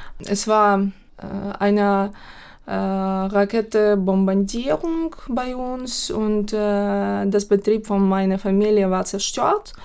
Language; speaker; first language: German; non-native, learner; Ukrainian